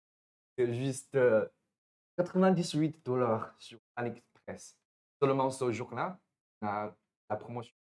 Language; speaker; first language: French; non-native, fluent; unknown